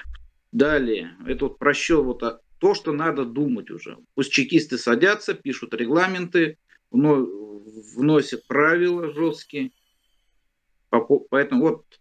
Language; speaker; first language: Russian; native; Russian